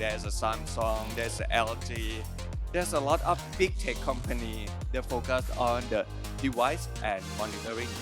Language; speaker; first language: English; non-native, learner; Thai